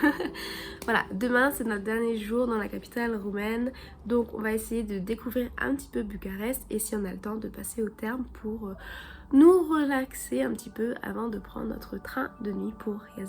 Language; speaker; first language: French; native; French